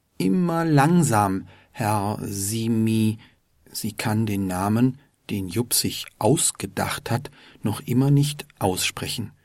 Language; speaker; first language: German; native; German